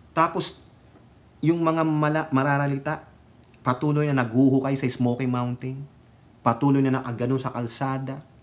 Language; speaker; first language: Filipino; native; Filipino